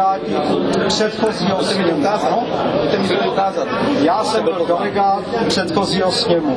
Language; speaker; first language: Czech; non-native, fluent; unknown